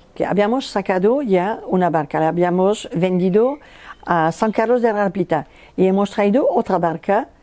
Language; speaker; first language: Spanish; non-native, fluent; French